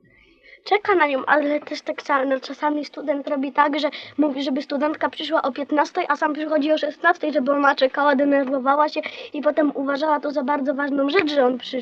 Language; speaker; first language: Polish; native; Polish